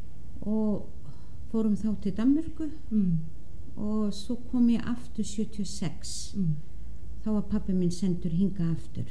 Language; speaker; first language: Icelandic; non-native, fluent; Danish